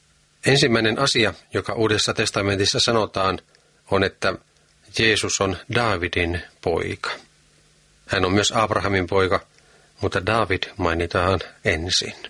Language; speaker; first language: Finnish; native; Finnish